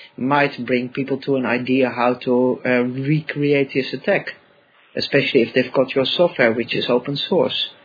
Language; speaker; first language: English; non-native, fluent; Dutch